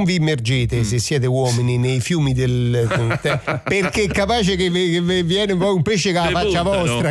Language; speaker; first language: Italian; native; Italian